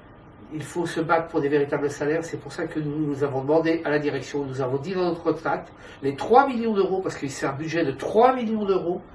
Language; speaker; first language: French; native; French